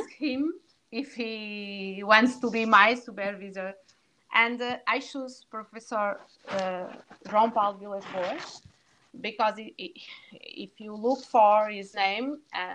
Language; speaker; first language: English; non-native, learner; Portuguese